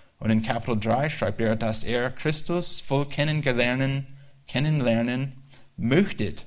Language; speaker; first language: German; non-native, learner; English